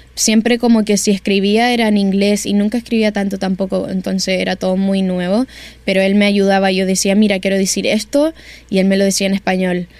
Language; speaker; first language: Spanish; early bilingual, heritage; Spanish